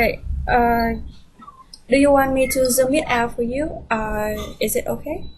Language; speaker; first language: English; non-native, fluent; Vietnamese